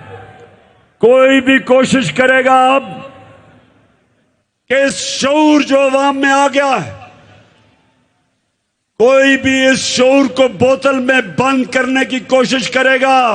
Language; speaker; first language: Urdu; native; Urdu